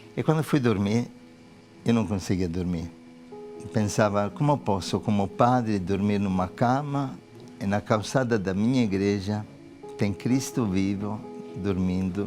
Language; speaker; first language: Portuguese; non-native, fluent; Italian